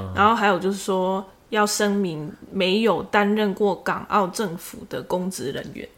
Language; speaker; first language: Chinese; native; Chinese